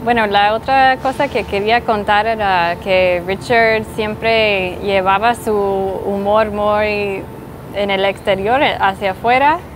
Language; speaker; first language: Spanish; non-native, fluent; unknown